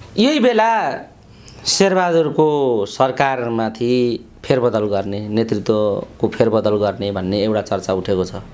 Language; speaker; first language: Nepali; native; Nepali